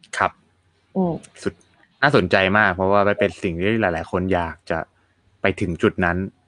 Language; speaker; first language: Thai; native; Thai